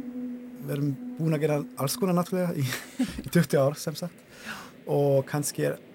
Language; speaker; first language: Icelandic; non-native, fluent; German